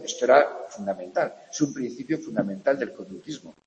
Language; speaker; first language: Spanish; native; Spanish